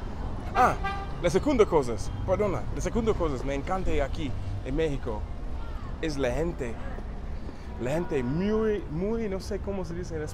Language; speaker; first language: Spanish; non-native, learner; English